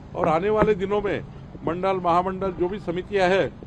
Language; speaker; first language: Hindi; non-native, local second language; Marathi